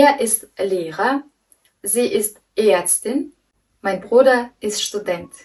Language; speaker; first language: German; non-native, fluent; Kyrgyz